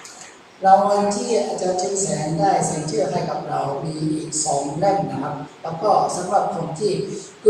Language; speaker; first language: Thai; non-native, local second language; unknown